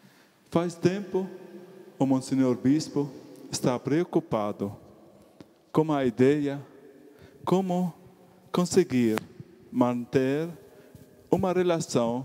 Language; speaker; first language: Portuguese; non-native, fluent; Arabic